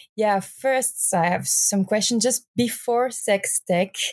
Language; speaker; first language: English; non-native, fluent; French